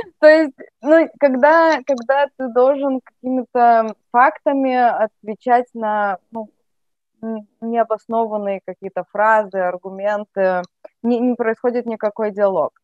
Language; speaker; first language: Russian; native; Russian